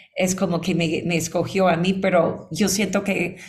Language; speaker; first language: Spanish; non-native, fluent; English